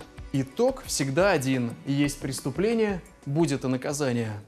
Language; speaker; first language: Russian; native; Russian